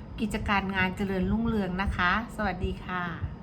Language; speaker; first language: Thai; native; Thai